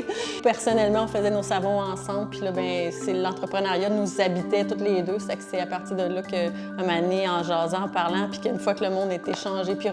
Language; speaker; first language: French; native; French